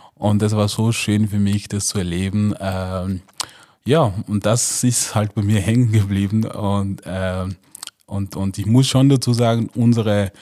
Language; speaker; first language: German; non-native, fluent; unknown